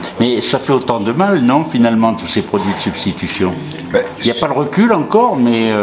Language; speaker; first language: French; native; French